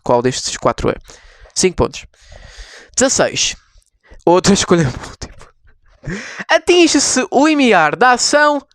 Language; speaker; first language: Portuguese; native; Portuguese